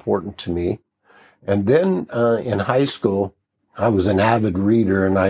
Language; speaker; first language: English; native; English